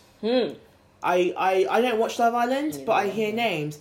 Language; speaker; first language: English; native; English